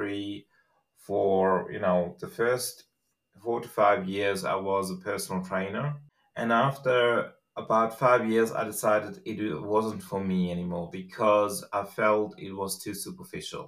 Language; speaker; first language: English; non-native, fluent; Swiss German